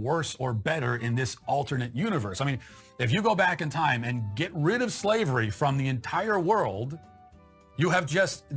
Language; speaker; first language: English; native; English